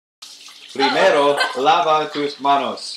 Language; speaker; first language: Spanish; non-native, learner; English